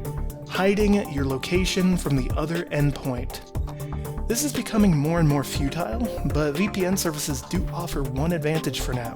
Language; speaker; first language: English; native; English